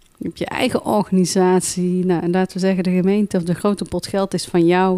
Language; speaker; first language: Dutch; early bilingual, other home language; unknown